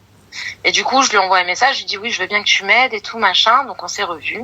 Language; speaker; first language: French; native; French